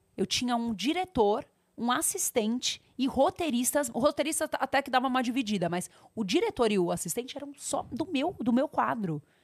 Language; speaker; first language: Portuguese; native; Portuguese